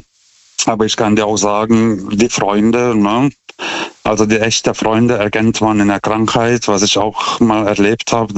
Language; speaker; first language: German; non-native, fluent; Lithuanian